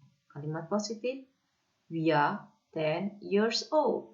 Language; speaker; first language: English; non-native, fluent; Indonesian